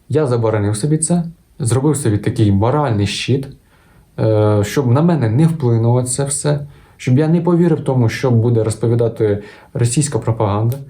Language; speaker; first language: Ukrainian; non-native, local second language; Russian